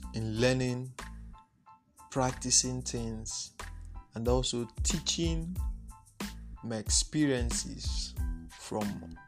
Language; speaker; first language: English; non-native, local second language; Igbo